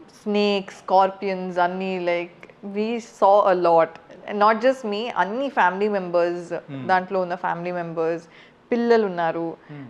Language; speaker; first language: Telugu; non-native, fluent; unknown